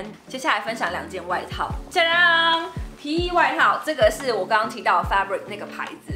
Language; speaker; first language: Chinese; native; Chinese